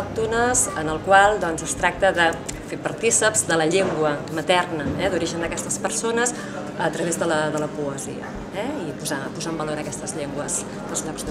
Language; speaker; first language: Catalan; native; Catalan